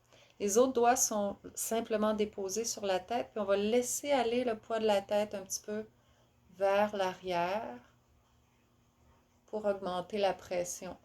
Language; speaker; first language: French; native; French